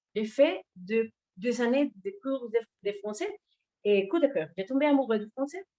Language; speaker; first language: French; non-native, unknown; Spanish